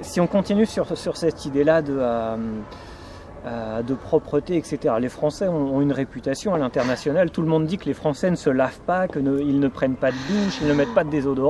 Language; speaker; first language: French; native; French